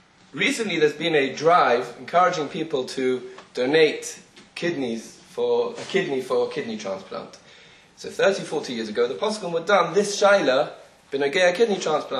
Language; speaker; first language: English; native; English